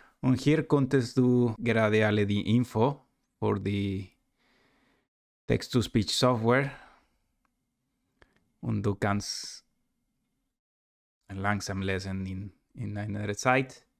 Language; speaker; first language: German; non-native, learner; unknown